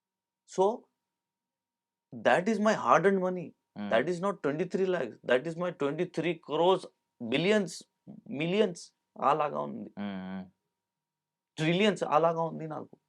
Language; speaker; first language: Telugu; non-native, local second language; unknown